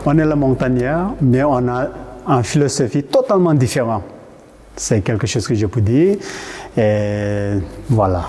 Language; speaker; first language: French; non-native, fluent; Sherpa